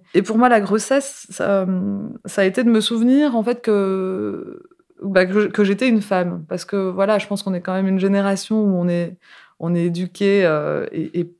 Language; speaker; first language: French; native; French